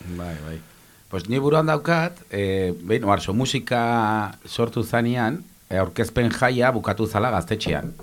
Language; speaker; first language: Basque; non-native, local second language; Spanish